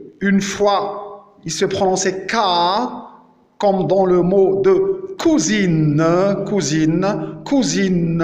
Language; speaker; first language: French; non-native, local second language; Arabic